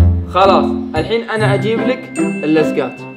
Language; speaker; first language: Arabic; native; Arabic